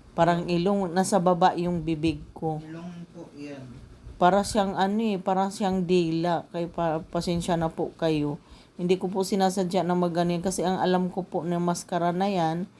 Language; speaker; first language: Filipino; non-native, local second language; Cebuano